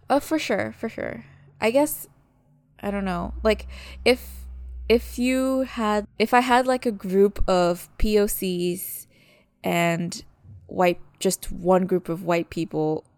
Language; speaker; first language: English; early bilingual, other home language; Malagasy